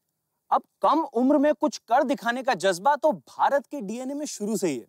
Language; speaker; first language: Hindi; native; Hindi